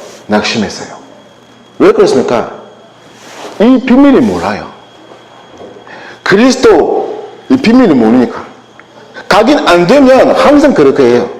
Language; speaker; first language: Korean; non-native, learner; French